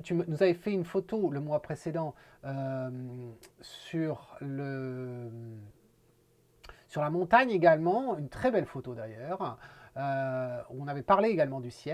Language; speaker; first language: French; native; French